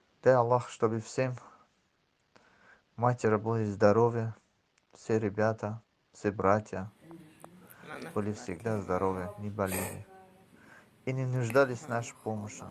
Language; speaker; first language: Russian; non-native, learner; Tajik